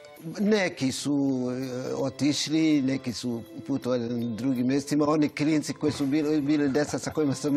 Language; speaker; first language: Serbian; non-native, fluent; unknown